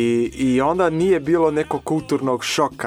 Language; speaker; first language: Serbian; non-native, fluent; Portuguese